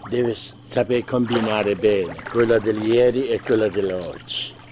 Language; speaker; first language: Italian; non-native, learner; Chinese